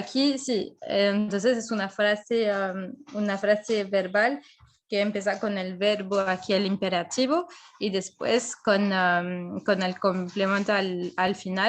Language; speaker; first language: Spanish; non-native, fluent; Arabic